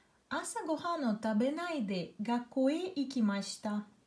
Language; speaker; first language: Japanese; non-native, fluent; Russian